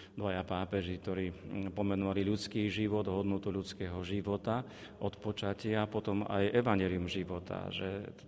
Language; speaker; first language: Slovak; native; Slovak